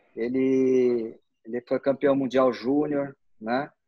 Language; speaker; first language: Portuguese; native; Portuguese